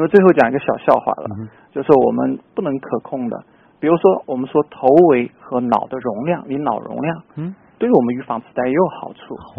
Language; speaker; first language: Chinese; native; Chinese